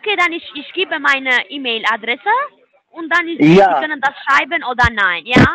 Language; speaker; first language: German; non-native, learner; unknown